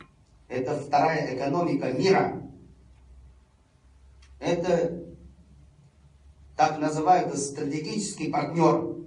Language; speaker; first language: Russian; non-native, fluent; Chinese